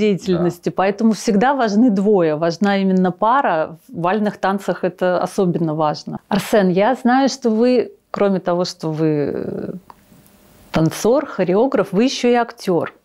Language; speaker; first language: Russian; native; Russian